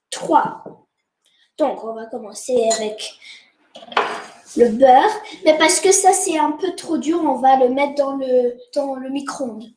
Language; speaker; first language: French; non-native, fluent; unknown